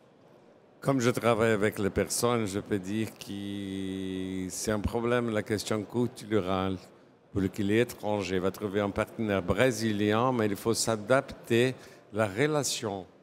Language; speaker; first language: French; non-native, fluent; Portuguese